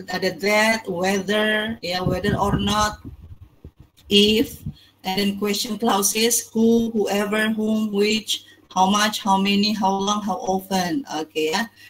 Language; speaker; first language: English; non-native, fluent; Indonesian